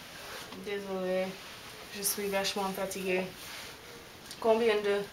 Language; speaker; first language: French; non-native, learner; English